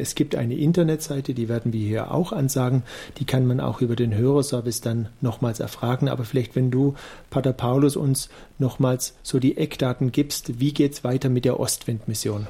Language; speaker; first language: German; native; German